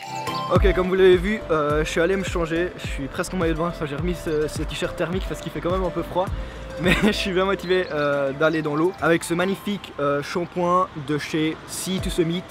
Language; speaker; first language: French; native; French